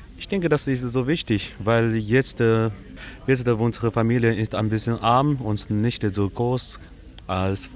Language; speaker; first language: German; non-native, learner; Chinese